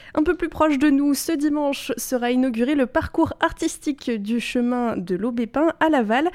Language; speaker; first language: French; native; French